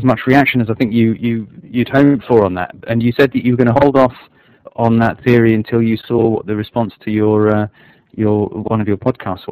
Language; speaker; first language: English; native; English